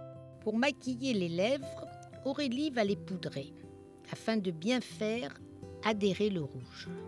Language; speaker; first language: French; native; French